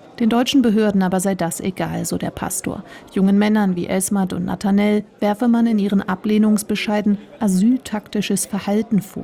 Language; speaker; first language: German; native; German